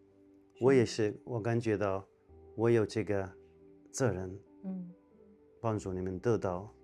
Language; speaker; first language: Chinese; non-native, fluent; Arabic